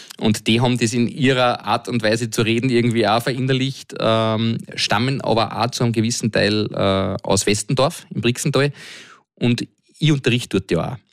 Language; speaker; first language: German; native; German